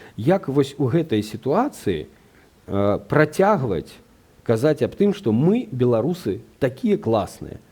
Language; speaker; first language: Belarusian; non-native, local second language; Russian